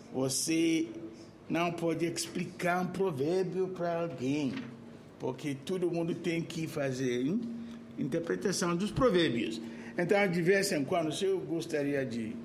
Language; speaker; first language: Portuguese; non-native, fluent; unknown